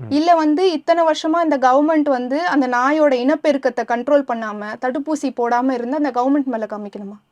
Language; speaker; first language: Tamil; native; Tamil